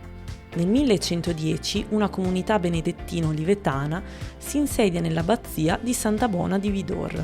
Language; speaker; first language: Italian; native; Italian